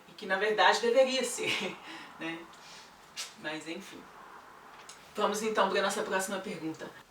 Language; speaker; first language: Portuguese; native; Portuguese